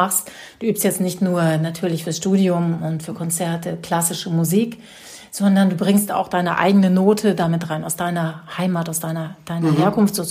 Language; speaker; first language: German; native; German